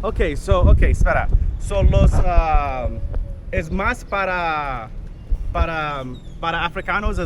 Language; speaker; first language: Spanish; non-native, learner; English